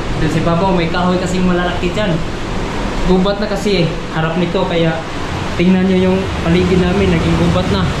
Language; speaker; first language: Filipino; non-native, local second language; Cebuano